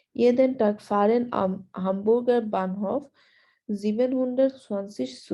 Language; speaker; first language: German; non-native, learner; Bangla